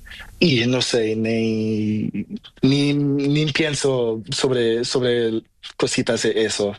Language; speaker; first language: Spanish; non-native, learner; Portuguese